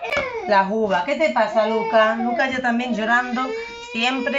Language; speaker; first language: Spanish; native; Spanish